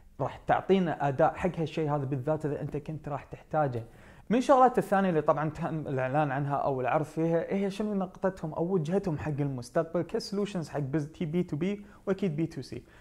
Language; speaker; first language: Arabic; native; Arabic